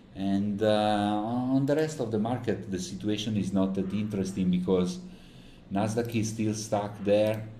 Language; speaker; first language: English; non-native, fluent; Italian